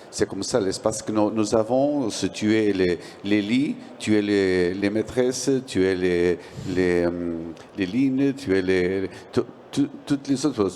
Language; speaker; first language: French; non-native, learner; Portuguese